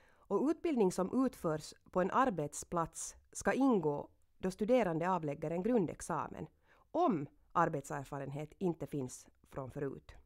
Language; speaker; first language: Swedish; native; Swedish